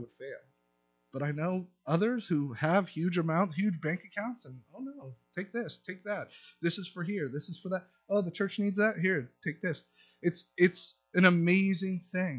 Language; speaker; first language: English; native; English